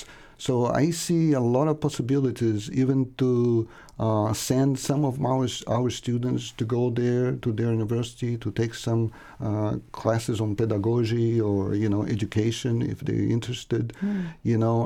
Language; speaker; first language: English; non-native, fluent; Portuguese